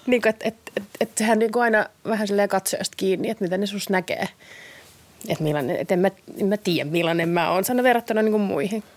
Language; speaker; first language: Finnish; native; Finnish